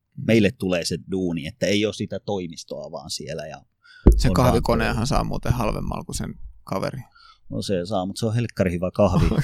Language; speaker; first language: Finnish; native; Finnish